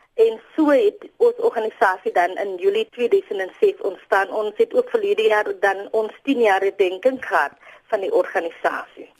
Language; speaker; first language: Afrikaans; native; Afrikaans